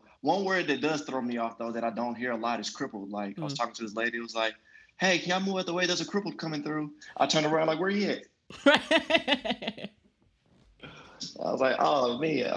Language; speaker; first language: English; native; English